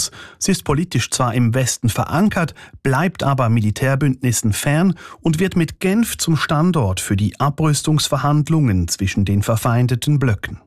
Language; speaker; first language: German; native; German